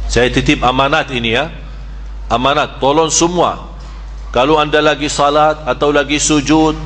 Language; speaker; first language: Indonesian; non-native, fluent; Arabic